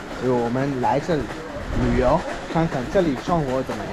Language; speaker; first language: Chinese; non-native, fluent; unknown